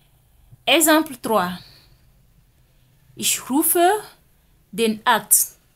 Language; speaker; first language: German; non-native, fluent; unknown